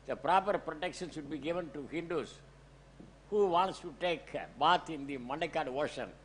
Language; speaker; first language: English; non-native, local second language; Tamil